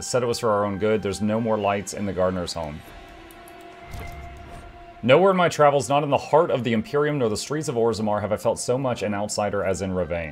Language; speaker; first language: English; native; English